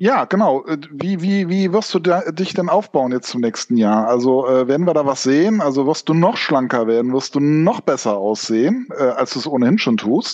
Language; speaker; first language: German; native; German